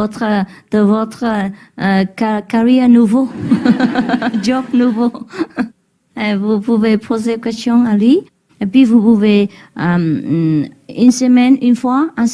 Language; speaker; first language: French; non-native, learner; Vietnamese